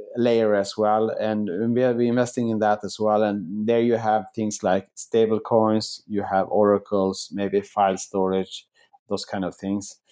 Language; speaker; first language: English; non-native, fluent; Swedish